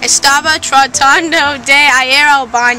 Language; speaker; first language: Spanish; non-native, learner; English